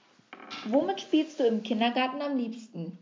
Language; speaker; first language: German; native; German